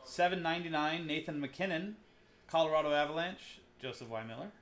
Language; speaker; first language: English; native; English